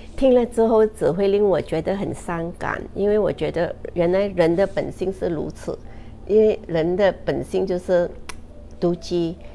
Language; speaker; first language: Chinese; native; Chinese